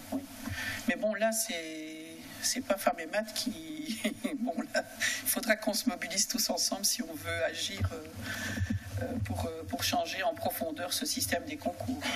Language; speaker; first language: French; native; French